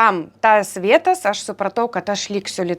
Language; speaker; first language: Lithuanian; non-native, learner; Ukrainian